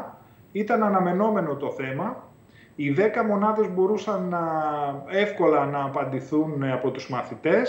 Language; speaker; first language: Greek; native; Greek